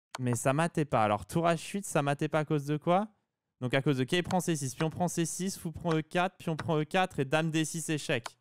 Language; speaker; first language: French; native; French